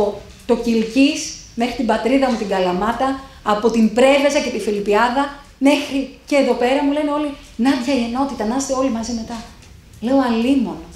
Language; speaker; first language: Greek; native; Greek